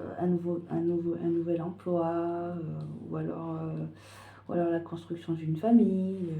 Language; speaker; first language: French; native; French